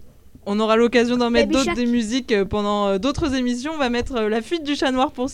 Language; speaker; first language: French; native; French